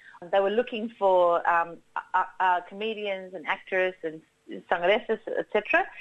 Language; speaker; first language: English; early bilingual, other home language; Dutch